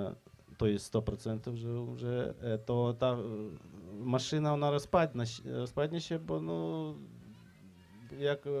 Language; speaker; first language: Polish; non-native, fluent; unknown